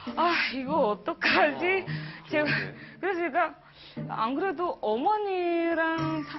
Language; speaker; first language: Korean; non-native, fluent; Indonesian